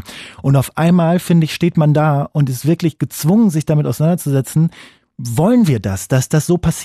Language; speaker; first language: German; native; German